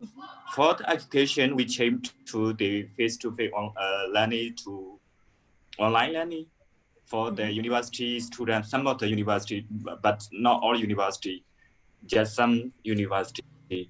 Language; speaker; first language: English; non-native, learner; Burmese